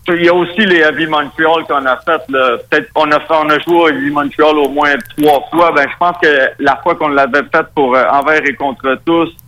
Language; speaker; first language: French; non-native, local second language; Spanish